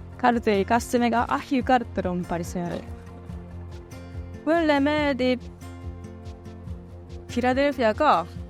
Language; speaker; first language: Estonian; non-native, learner; Japanese